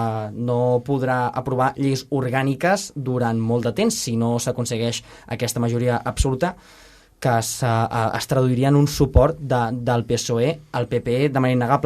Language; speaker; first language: Catalan; native; Catalan